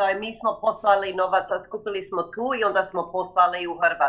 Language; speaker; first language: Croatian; early bilingual, heritage; Croatian